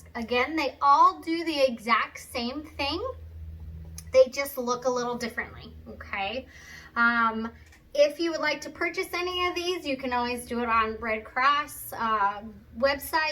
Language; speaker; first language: English; native; English